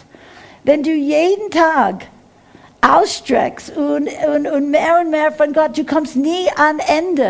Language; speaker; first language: German; non-native, fluent; English